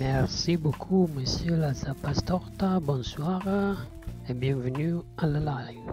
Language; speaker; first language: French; non-native, learner; Italian